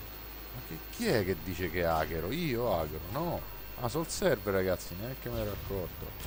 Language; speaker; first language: Italian; native; Italian